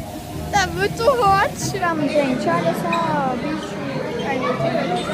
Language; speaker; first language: Portuguese; native; Portuguese